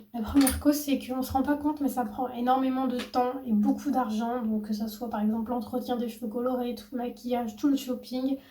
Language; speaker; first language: French; native; French